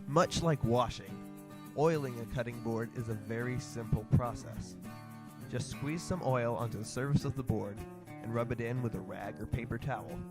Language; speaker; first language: English; native; English